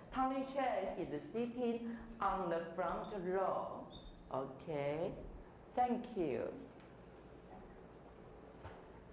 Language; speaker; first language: English; non-native, fluent; Chinese